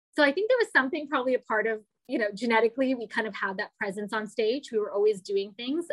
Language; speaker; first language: English; native; English